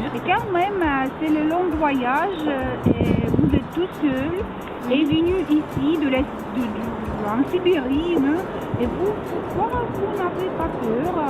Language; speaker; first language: French; non-native, learner; Russian